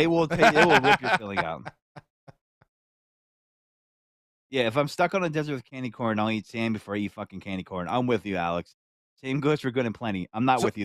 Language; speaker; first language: English; native; English